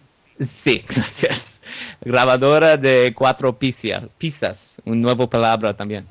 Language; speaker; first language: Spanish; non-native, learner; English